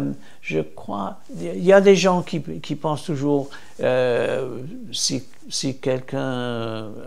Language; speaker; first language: French; non-native, fluent; English